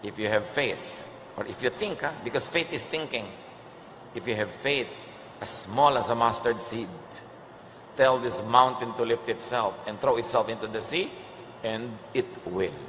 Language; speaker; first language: English; non-native, local second language; Filipino